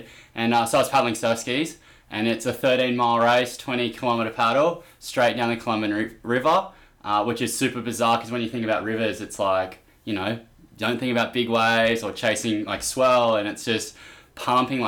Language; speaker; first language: English; native; English